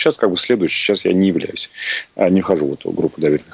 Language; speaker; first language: Russian; native; Russian